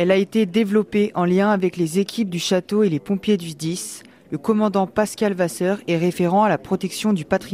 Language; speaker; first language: French; native; French